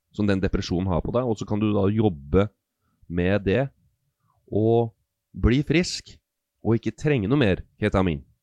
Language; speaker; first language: Norwegian; native; Norwegian